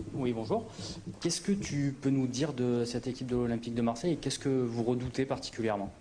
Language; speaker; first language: French; native; French